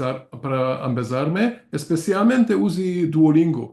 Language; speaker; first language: Spanish; non-native, learner; Hungarian